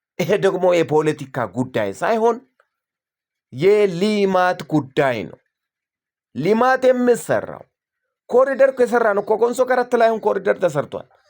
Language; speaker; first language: Amharic; non-native, local second language; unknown